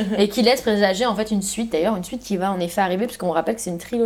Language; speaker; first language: French; native; French